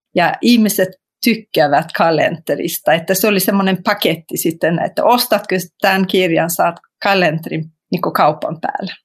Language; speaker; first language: Finnish; non-native, fluent; Swedish